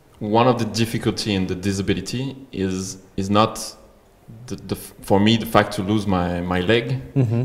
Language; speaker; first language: English; non-native, fluent; French